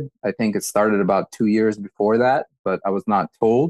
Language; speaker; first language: English; early bilingual, other home language; Russian